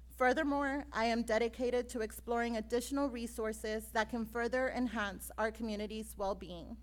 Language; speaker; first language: English; native; English